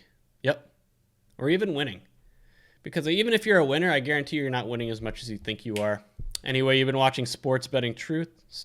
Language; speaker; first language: English; native; English